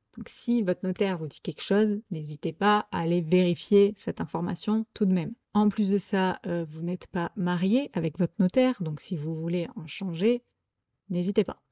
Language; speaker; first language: French; native; French